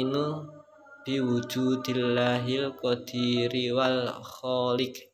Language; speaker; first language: Arabic; non-native, learner; Indonesian